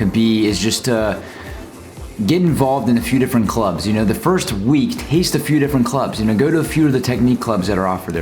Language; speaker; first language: English; native; English